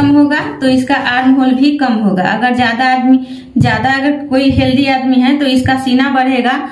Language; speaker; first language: Hindi; native; Hindi